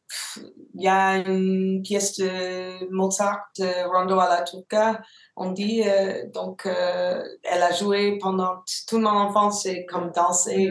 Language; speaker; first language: French; non-native, local second language; English